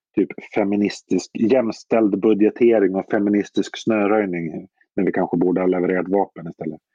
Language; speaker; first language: Swedish; native; Swedish